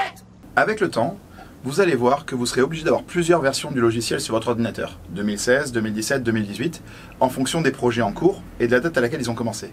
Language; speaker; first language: French; native; French